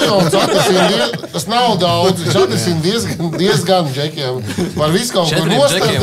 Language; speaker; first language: Latvian; native; Latvian